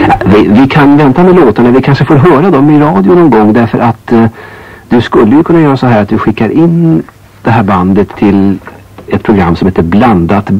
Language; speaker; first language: Swedish; native; Swedish